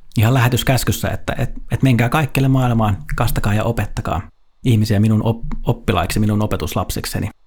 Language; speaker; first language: Finnish; native; Finnish